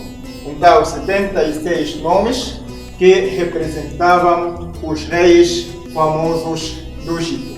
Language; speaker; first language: Portuguese; non-native, fluent; Arabic